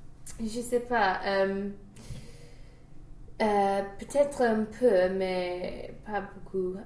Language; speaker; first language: French; non-native, learner; English